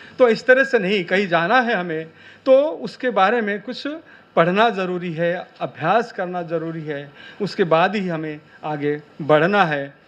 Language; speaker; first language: Hindi; non-native, local second language; Marathi